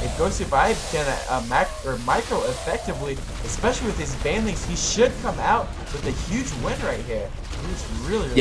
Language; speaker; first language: English; native; English